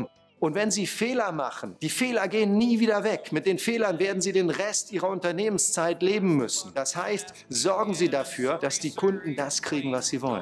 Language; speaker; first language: German; native; German